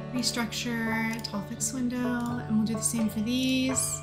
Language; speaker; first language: English; native; English